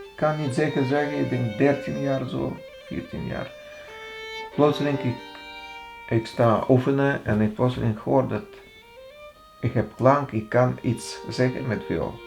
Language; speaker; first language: Dutch; non-native, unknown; Russian